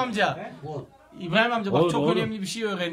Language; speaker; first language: Turkish; native; Turkish